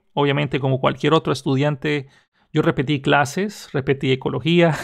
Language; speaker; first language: Spanish; native; Spanish